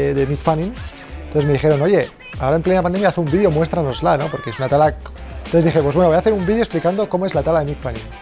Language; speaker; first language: Spanish; native; Spanish